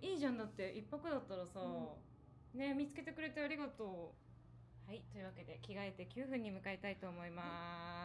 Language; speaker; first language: Japanese; native; Japanese